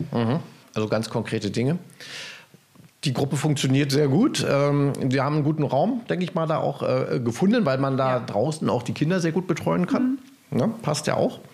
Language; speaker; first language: German; native; German